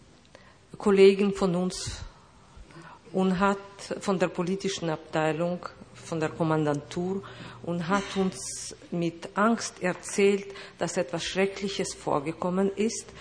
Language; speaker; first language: German; non-native, fluent; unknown